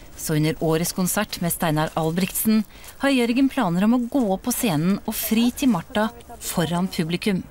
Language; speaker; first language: Norwegian; native; Norwegian